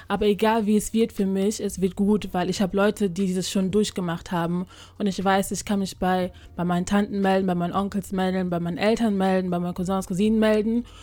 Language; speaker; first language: German; early bilingual, other home language; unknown